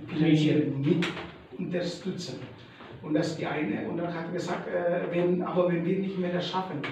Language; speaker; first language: German; non-native, learner; Indonesian